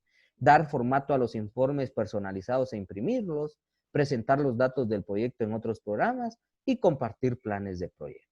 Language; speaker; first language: Spanish; native; Spanish